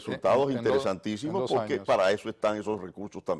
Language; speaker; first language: Spanish; native; Spanish